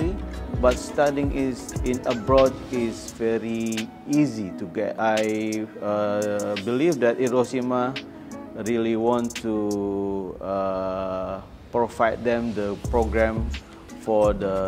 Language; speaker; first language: English; non-native, learner; Indonesian